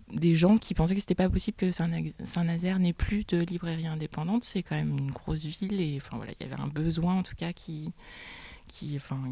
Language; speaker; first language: French; native; French